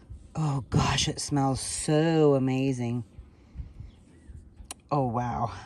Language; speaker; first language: English; native; English